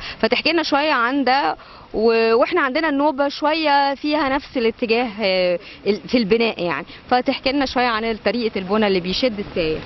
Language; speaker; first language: Arabic; native; Arabic